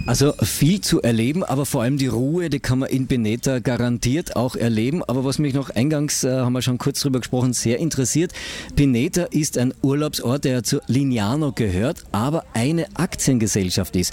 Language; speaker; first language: German; native; German